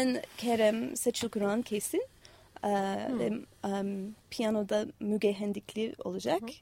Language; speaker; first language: Turkish; non-native, fluent; English